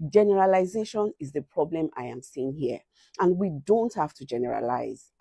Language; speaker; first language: English; non-native, local second language; Yoruba